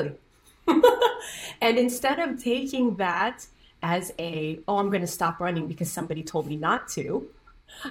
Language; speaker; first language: English; native; English